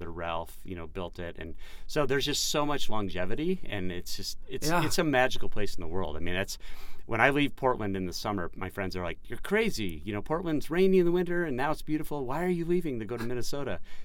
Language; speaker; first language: English; native; English